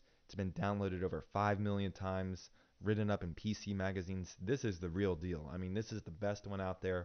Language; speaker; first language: English; native; English